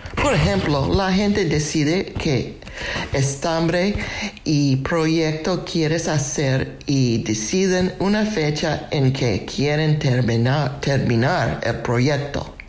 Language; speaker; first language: Spanish; non-native, fluent; English